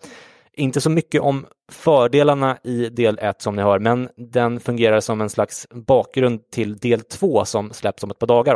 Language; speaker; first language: Swedish; native; Swedish